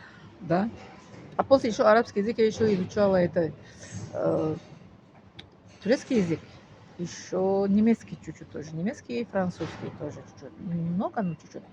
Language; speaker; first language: Russian; non-native, local second language; Tajik